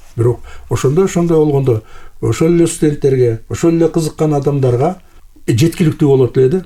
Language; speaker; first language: Kyrgyz; native; Kyrgyz